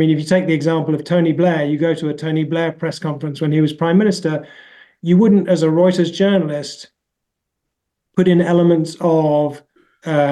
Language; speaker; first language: English; native; English